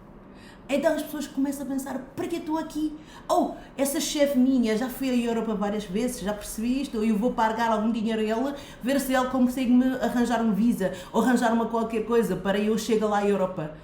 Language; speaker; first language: Portuguese; non-native, fluent; Chinese